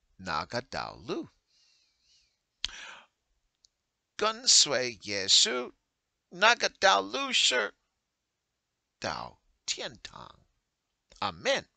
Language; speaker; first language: Chinese; non-native, learner; English